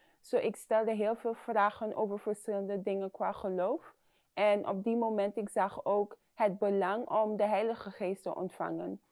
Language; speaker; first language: Dutch; non-native, fluent; English